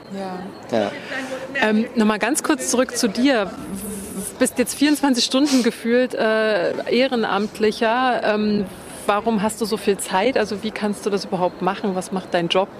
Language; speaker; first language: German; native; German